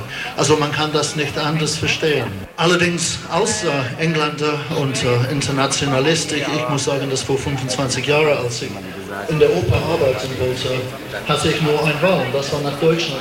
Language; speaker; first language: German; non-native, fluent; English